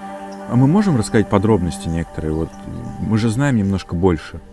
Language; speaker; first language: Russian; native; Russian